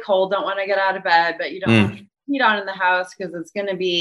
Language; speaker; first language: English; native; English